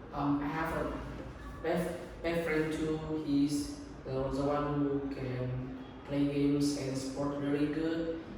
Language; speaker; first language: English; non-native, learner; Vietnamese